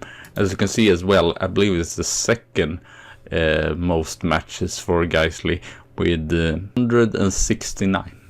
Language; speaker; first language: English; non-native, fluent; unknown